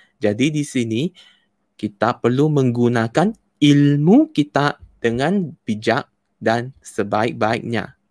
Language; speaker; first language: Malay; non-native, local second language; Chinese